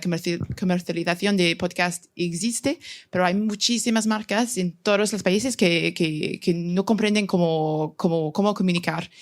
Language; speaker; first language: Spanish; non-native, fluent; English